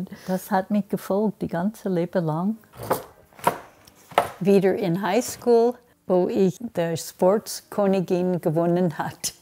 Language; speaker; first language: German; non-native, fluent; English